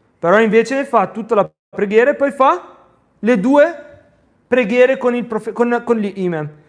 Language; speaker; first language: Italian; early bilingual, other home language; Arabic